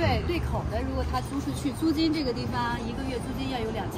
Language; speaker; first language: Chinese; native; Chinese